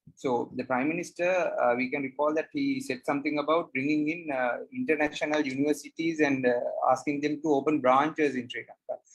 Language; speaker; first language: English; non-native, local second language; Sinhala